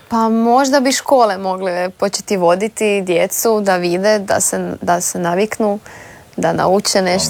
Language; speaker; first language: Serbian; native; Serbian